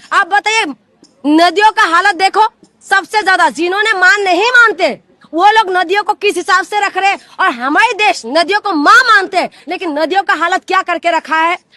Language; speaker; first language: Hindi; non-native, local second language; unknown